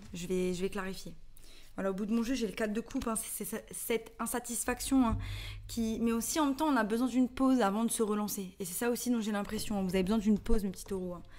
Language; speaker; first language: French; native; French